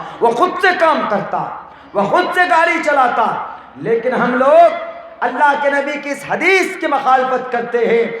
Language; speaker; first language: Urdu; native; Urdu